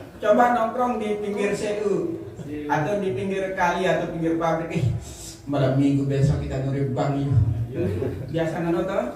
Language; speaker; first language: Indonesian; native; Indonesian